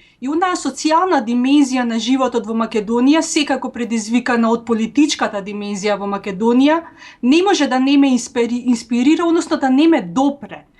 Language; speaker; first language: Macedonian; native; Macedonian